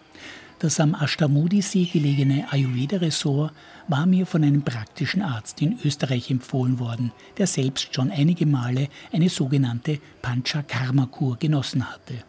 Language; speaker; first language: German; native; German